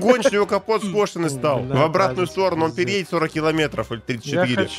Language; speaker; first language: Russian; native; Russian